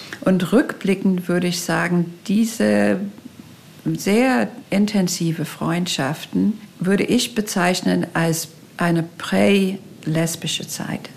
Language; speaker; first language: German; non-native, fluent; English